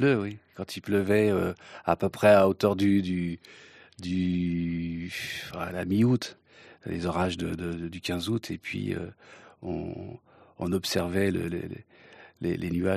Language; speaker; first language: French; early bilingual, other home language; Kabyle